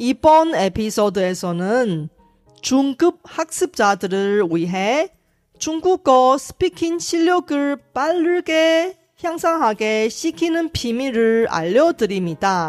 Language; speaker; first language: Korean; non-native, fluent; Chinese